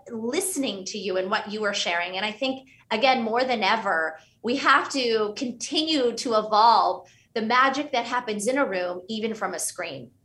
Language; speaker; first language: English; early bilingual, other home language; Hindi